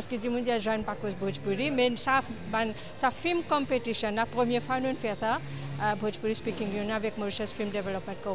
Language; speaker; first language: French; non-native, local second language; Bhojpuri